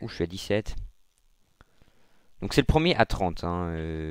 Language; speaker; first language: French; native; French